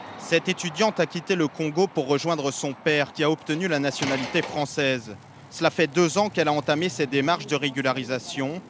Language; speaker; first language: French; native; French